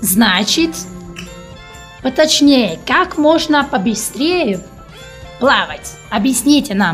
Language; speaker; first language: Russian; non-native, learner; Italian